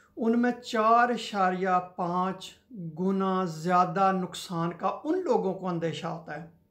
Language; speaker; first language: Urdu; non-native, local second language; Punjabi